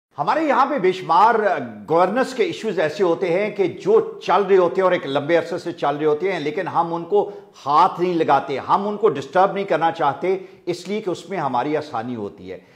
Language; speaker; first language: Urdu; native; Urdu